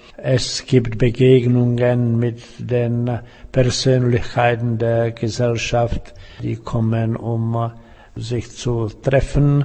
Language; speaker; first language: German; non-native, fluent; Czech